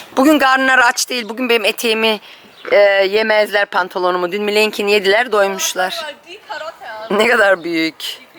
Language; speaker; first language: Turkish; early bilingual, heritage; Turkish